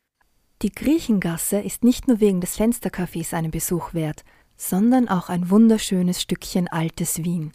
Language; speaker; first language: German; native; German